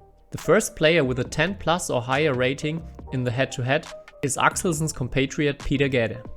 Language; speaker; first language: English; non-native, fluent; German